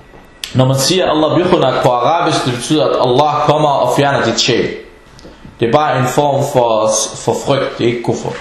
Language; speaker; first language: Danish; non-native, fluent; Arabic